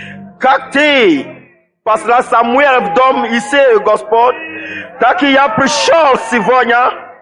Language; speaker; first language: Russian; non-native, fluent; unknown